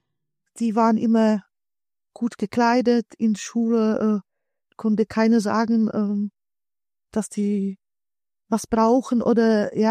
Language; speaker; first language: German; early bilingual, other home language; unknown